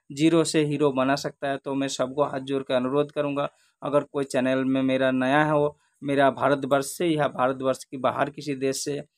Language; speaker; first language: Hindi; non-native, local second language; Bangla